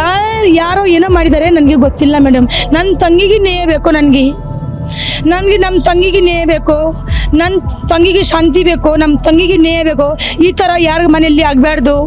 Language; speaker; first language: Kannada; non-native, fluent; Nepali